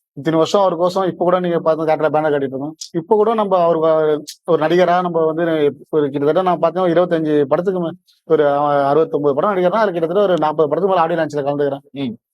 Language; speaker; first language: Tamil; native; Tamil